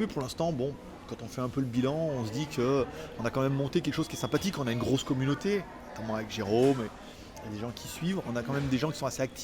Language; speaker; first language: French; native; French